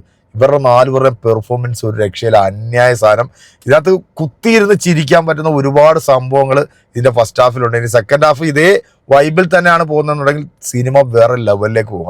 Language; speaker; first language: Malayalam; native; Malayalam